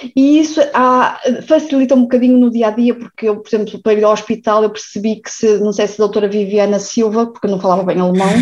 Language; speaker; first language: Portuguese; native; Portuguese